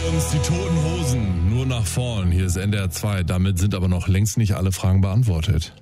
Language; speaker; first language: German; native; German